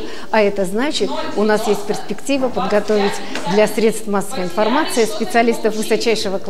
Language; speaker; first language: Russian; native; Russian